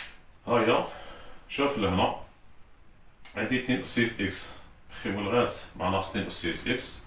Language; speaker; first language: Arabic; native; Arabic